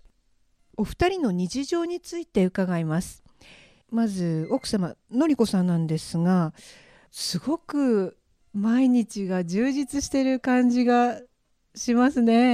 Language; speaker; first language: Japanese; native; Japanese